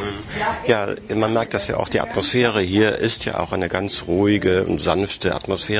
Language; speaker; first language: German; native; German